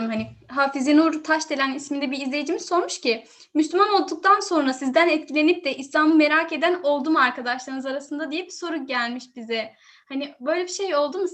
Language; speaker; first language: Turkish; native; Turkish